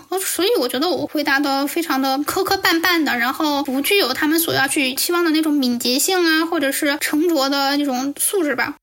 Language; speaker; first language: Chinese; native; Chinese